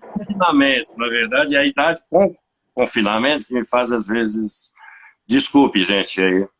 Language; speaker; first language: Portuguese; non-native, fluent; French